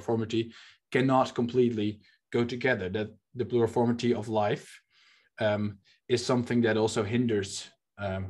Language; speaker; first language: English; non-native, fluent; Dutch